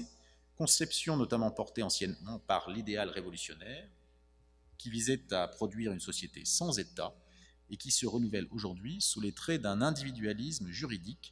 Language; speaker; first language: French; native; French